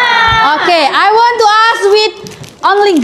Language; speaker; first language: English; non-native, learner; Indonesian